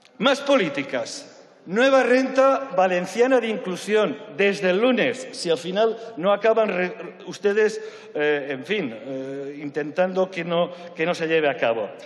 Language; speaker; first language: Spanish; non-native, local second language; Catalan